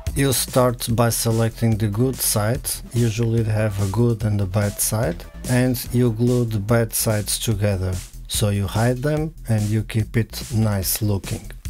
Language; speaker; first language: English; non-native, fluent; Portuguese